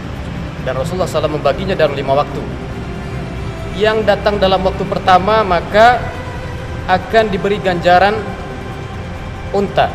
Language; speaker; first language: Indonesian; native; Indonesian